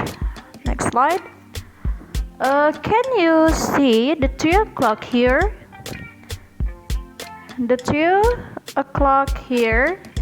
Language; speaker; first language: English; non-native, learner; Indonesian